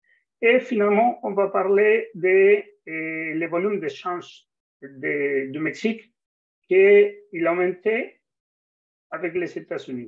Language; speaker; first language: French; non-native, fluent; Spanish